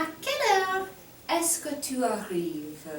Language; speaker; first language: French; non-native, fluent; English